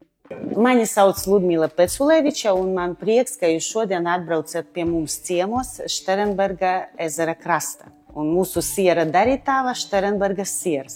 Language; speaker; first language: Latvian; non-native, local second language; Russian